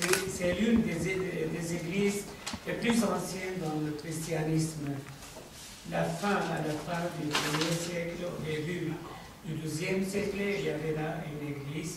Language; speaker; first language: French; non-native, fluent; Arabic